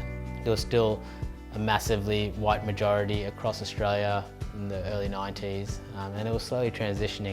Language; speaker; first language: English; early bilingual, other home language; Urdu